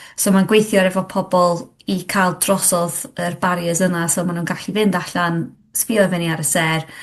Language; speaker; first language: Welsh; non-native, local second language; English